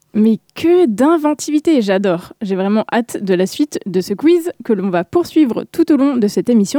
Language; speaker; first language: French; native; French